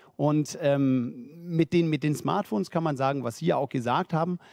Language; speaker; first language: German; non-native, fluent; Danish